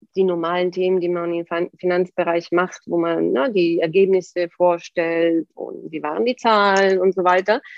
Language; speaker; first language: German; non-native, fluent; Bulgarian